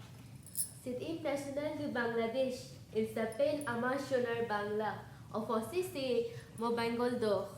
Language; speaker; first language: French; non-native, learner; Bangla